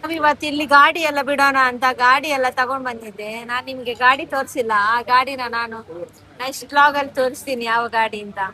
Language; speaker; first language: Kannada; non-native, local second language; Tulu